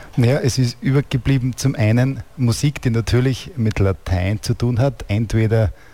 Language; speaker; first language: German; native; German